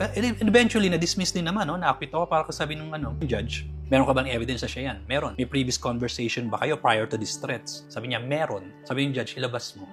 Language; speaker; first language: Filipino; native; Filipino